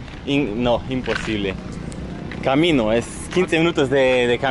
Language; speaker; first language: Spanish; non-native, fluent; Dutch